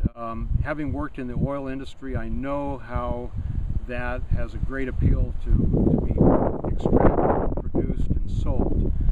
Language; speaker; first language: English; native; English